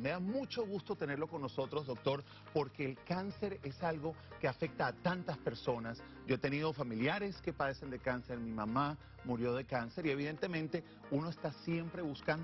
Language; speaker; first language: Spanish; native; Spanish